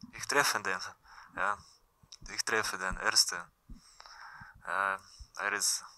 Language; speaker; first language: German; non-native, learner; Russian